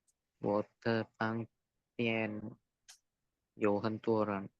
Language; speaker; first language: Chinese; non-native, learner; Indonesian